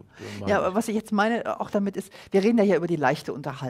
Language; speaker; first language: German; native; German